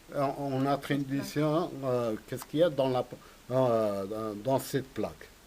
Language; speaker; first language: French; non-native, local second language; Arabic